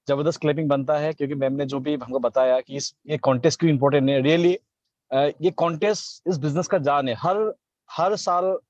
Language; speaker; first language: Hindi; non-native, local second language; Assamese